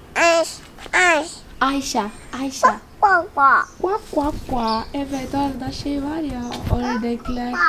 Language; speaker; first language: Turkish; non-native, fluent; Portuguese